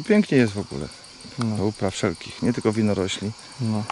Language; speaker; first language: Polish; native; Polish